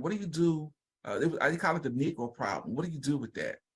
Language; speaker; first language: English; native; English